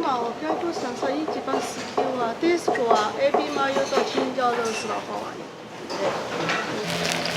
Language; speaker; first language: Japanese; non-native, learner; Chinese